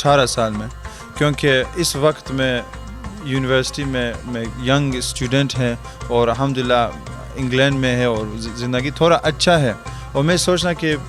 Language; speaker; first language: Hindi; early bilingual, heritage; Hindi